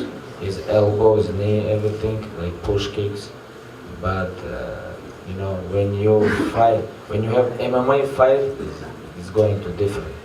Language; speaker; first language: English; non-native, learner; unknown